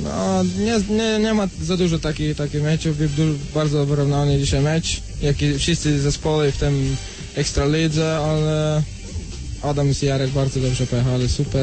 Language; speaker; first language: Polish; non-native, fluent; Croatian